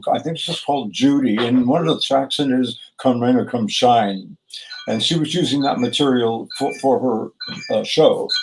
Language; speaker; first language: English; native; English